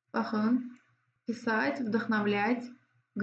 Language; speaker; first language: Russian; non-native, fluent; Azerbaijani